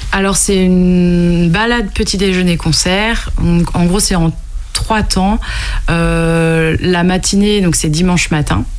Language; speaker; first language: French; native; French